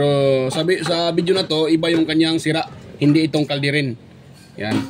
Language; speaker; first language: Filipino; native; Filipino